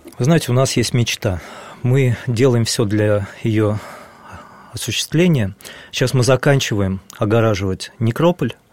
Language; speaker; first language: Russian; native; Russian